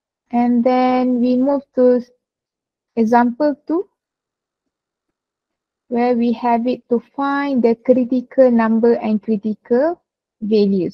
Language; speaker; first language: English; non-native, local second language; Malay